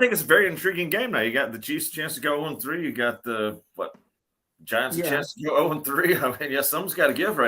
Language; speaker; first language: English; native; English